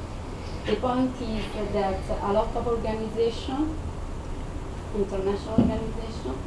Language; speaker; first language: English; non-native, fluent; Italian